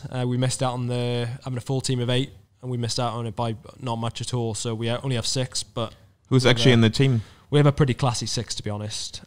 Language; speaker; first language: English; native; English